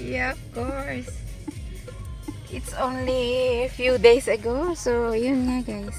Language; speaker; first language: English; non-native, local second language; Filipino